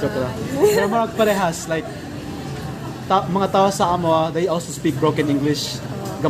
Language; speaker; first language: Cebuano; non-native, learner; English